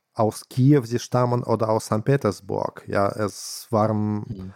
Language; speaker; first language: German; non-native, fluent; Russian